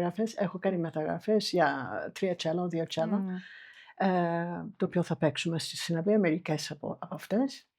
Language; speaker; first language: Greek; non-native, fluent; English